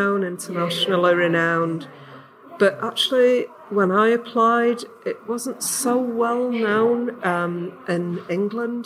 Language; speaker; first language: English; native; English